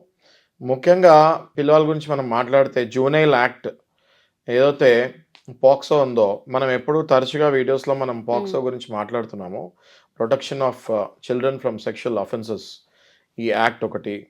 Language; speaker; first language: Telugu; native; Telugu